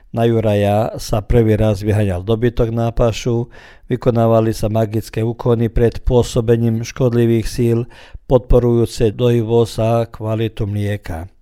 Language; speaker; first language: Slovak; early bilingual, heritage; Croatian